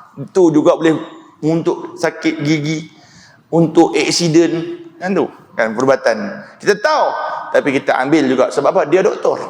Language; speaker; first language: Malay; native; Malay